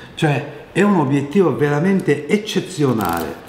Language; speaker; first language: Italian; non-native, fluent; Japanese